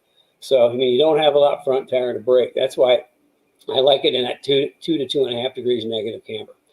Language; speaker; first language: English; native; English